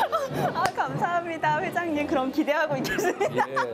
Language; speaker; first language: Korean; native; Korean